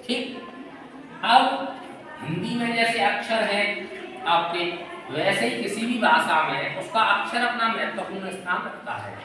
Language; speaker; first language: Hindi; native; Hindi